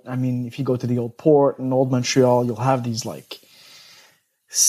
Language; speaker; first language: English; native; English